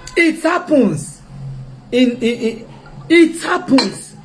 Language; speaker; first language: English; non-native, local second language; Yoruba